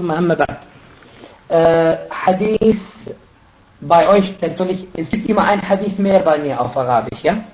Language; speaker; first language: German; non-native, fluent; Arabic